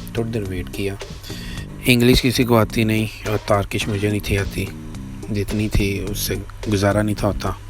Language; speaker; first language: Urdu; non-native, local second language; Punjabi